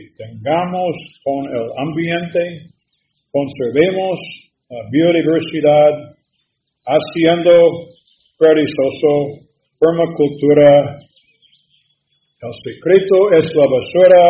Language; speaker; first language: Spanish; non-native, learner; English